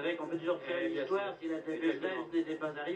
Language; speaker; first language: French; native; French